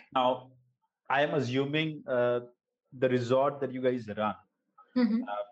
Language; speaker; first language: English; non-native, local second language; Gujarati